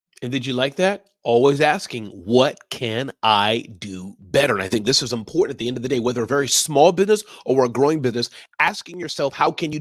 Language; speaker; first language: English; native; English